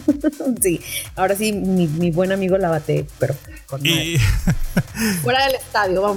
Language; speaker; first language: Spanish; native; Spanish